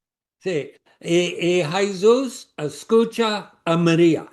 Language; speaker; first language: Spanish; non-native, learner; English